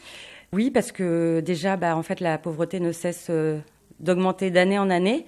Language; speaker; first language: French; native; French